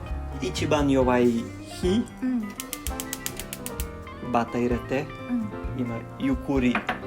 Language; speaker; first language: Japanese; non-native, learner; Serbian